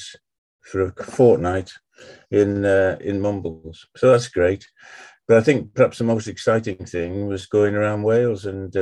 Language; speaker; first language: English; native; English